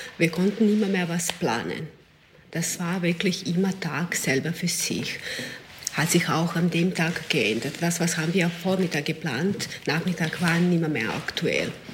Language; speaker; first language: German; non-native, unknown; Serbian